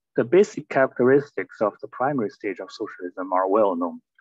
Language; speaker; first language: English; non-native, fluent; Chinese